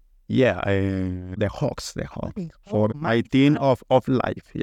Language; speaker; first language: English; non-native, learner; Spanish